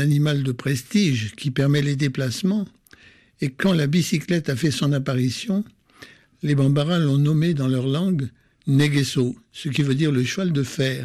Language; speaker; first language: French; native; French